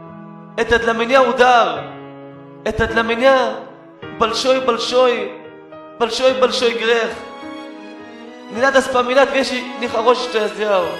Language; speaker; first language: Russian; non-native, learner; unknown